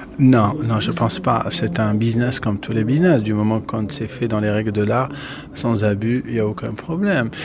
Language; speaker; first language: French; non-native, fluent; Spanish